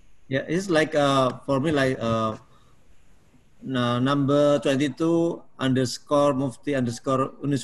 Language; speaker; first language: English; non-native, fluent; Indonesian